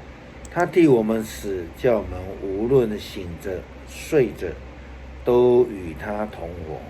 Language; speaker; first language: Chinese; native; Chinese